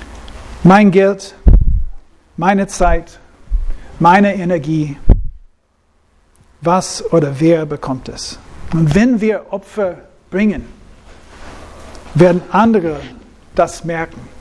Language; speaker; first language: German; non-native, fluent; English